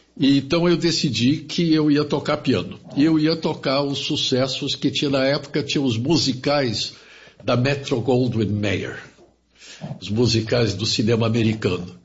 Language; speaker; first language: Portuguese; early bilingual, other home language; German